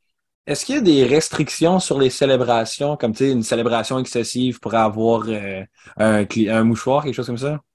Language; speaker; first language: French; native; French